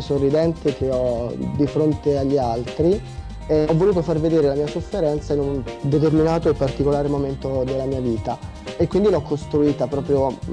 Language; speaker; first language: Italian; native; Italian